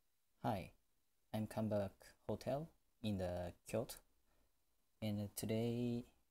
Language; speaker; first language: English; non-native, learner; Japanese